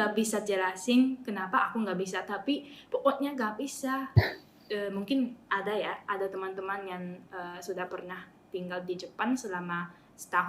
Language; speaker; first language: Indonesian; non-native, fluent; Japanese